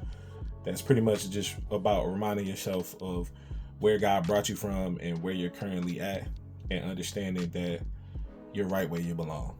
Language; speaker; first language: English; native; English